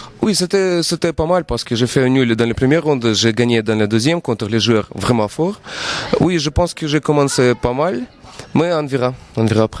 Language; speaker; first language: French; non-native, fluent; Russian